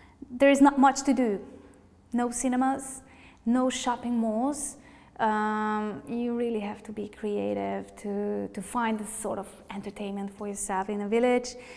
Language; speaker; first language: English; non-native, fluent; Hungarian